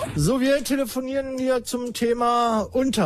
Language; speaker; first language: German; native; German